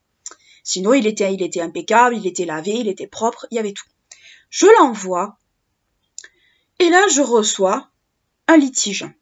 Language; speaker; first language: French; native; French